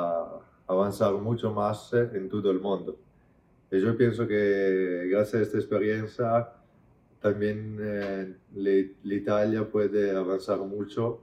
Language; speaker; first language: Spanish; non-native, fluent; Italian